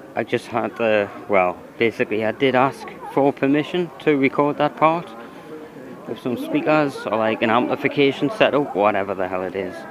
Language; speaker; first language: English; native; English